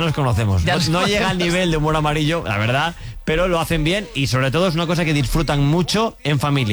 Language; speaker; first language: Spanish; native; Spanish